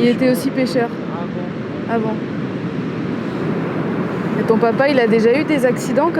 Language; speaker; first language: French; native; French